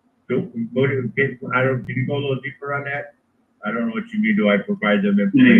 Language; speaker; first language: English; native; English